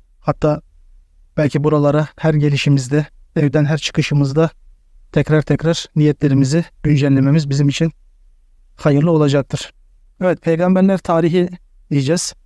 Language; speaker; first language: Turkish; native; Turkish